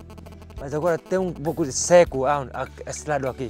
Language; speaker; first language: Portuguese; non-native, learner; Vietnamese